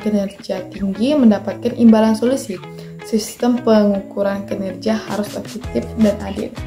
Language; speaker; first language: Indonesian; native; Indonesian